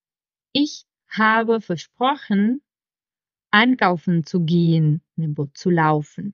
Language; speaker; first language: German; non-native, fluent; Czech